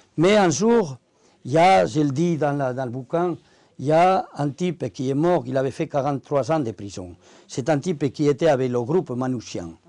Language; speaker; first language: French; non-native, fluent; Spanish